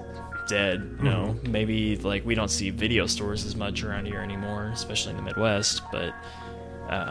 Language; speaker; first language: English; native; English